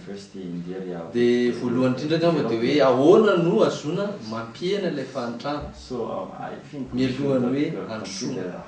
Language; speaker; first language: Malagasy; native; Malagasy